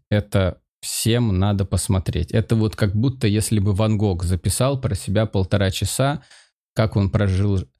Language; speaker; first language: Russian; native; Russian